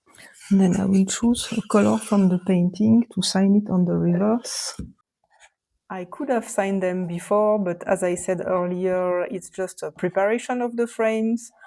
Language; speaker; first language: English; non-native, fluent; French